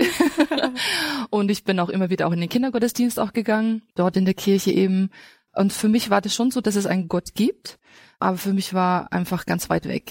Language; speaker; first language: German; native; German